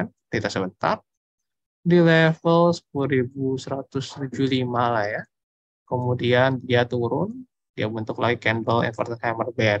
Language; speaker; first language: Indonesian; native; Indonesian